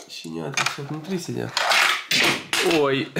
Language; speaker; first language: Russian; native; Russian